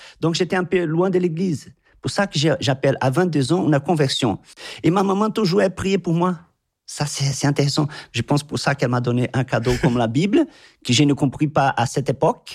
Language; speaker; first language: French; non-native, fluent; Portuguese